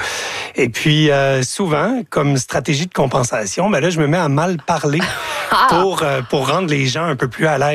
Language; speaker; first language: French; native; French